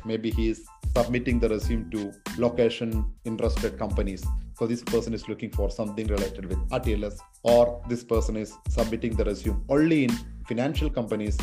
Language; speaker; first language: English; non-native, local second language; Malayalam